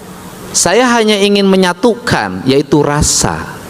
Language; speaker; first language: Indonesian; native; Indonesian